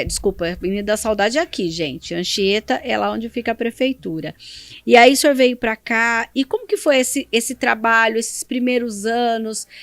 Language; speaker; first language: Portuguese; native; Portuguese